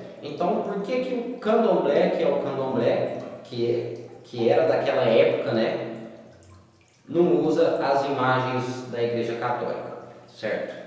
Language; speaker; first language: Portuguese; native; Portuguese